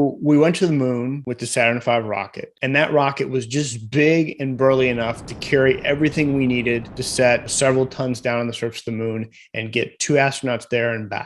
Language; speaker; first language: English; native; English